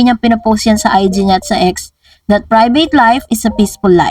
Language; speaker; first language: Filipino; native; Filipino